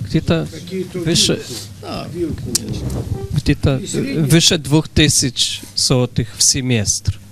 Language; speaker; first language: Russian; non-native, fluent; Polish